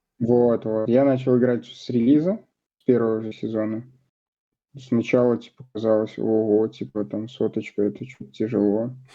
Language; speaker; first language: Russian; native; Russian